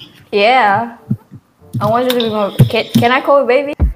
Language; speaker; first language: English; non-native, local second language; Filipino